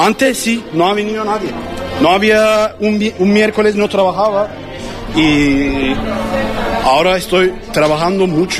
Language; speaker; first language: Spanish; non-native, learner; Turkish